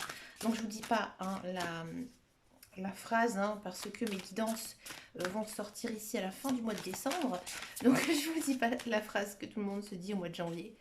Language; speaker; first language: French; native; French